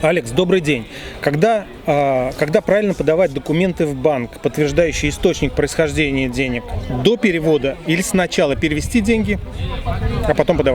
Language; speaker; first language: Russian; native; Russian